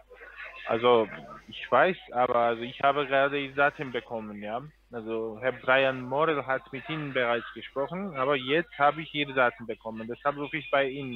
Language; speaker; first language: German; non-native, learner; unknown